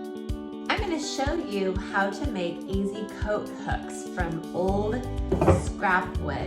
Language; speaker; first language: English; native; English